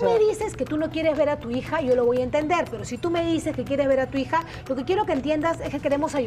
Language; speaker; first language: Spanish; native; Spanish